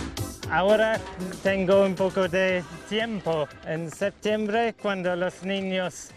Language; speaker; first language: Spanish; non-native, learner; English